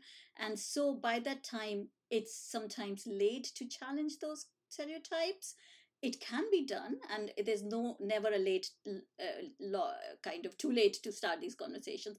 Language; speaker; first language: English; non-native, local second language; Hindi